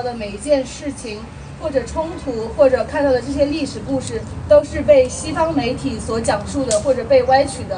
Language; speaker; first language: Chinese; native; Chinese